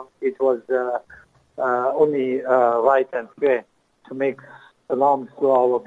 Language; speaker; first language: English; native; English